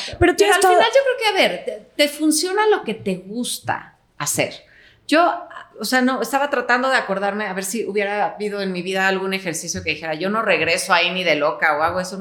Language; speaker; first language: Spanish; native; Spanish